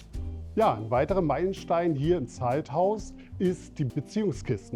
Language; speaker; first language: German; native; German